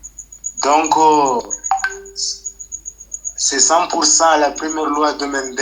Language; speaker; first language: French; non-native, local second language; Comorian